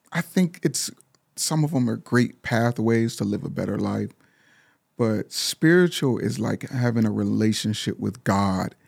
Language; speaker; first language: English; native; English